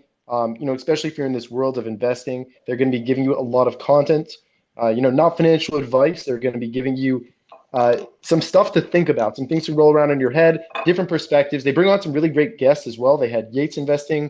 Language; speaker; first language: English; native; English